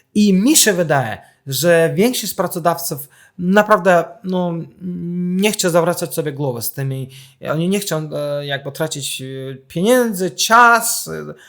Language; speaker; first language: Polish; non-native, fluent; Azerbaijani